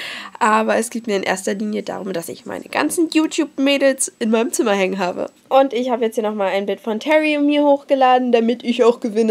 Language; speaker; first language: German; native; German